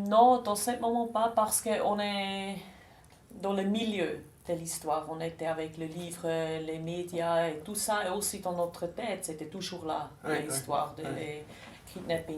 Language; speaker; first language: French; non-native, local second language; German